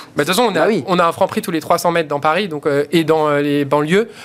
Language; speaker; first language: French; native; French